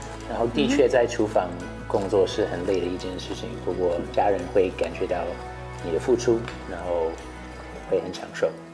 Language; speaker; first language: Chinese; non-native, fluent; English